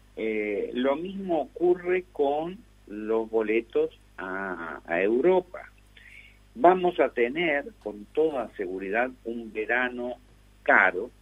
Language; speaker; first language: Spanish; native; Spanish